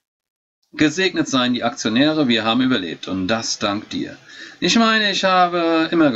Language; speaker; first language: German; native; German